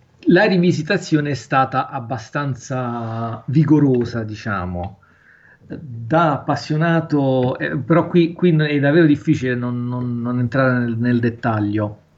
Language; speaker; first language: Italian; native; Italian